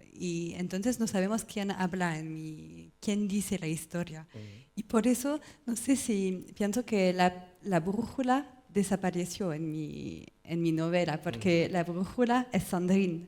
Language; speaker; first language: Spanish; non-native, learner; French